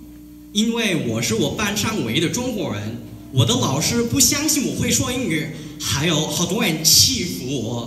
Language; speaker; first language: Chinese; non-native, learner; Cantonese